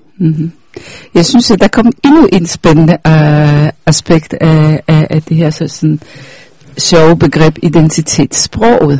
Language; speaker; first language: Danish; non-native, fluent; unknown